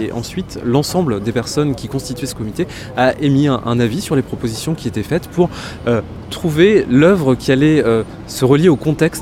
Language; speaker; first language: French; native; French